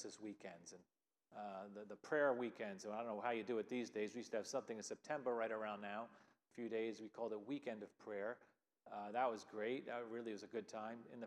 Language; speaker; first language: English; native; English